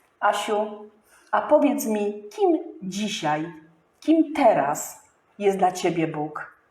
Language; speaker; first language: Polish; native; Polish